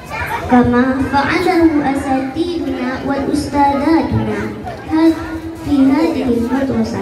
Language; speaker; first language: Arabic; non-native, learner; Indonesian